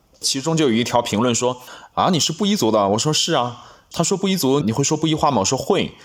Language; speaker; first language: Chinese; non-native, local second language; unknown